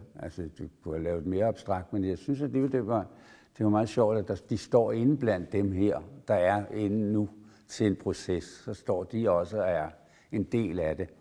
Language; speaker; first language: Danish; native; Danish